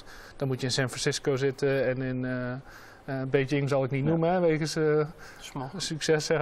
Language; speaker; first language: Dutch; native; Dutch